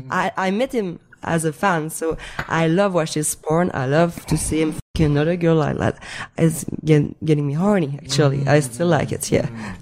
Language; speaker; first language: English; non-native, fluent; French